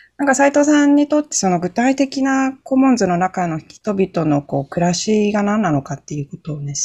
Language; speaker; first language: Japanese; native; Japanese